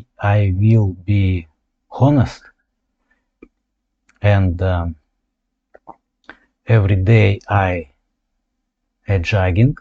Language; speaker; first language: English; non-native, learner; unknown